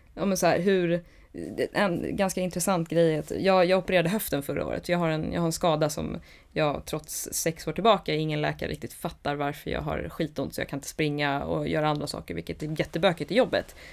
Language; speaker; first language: Swedish; native; Swedish